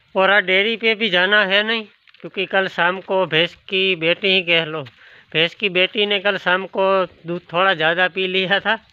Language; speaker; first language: Hindi; non-native, local second language; Gujarati